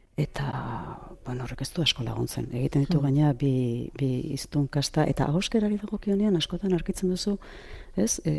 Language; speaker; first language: Basque; native; Basque